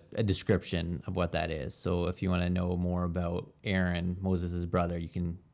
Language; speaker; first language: English; native; English